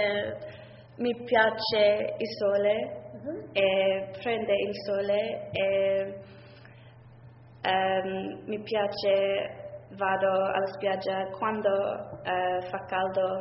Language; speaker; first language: Italian; non-native, learner; English